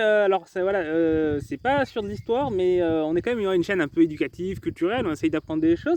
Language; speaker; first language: French; native; French